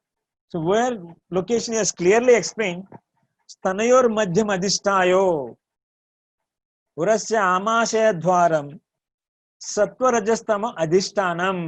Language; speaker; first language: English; non-native, local second language; Tamil